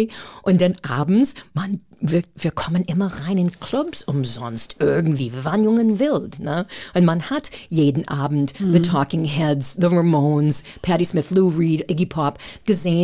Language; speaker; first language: German; non-native, fluent; English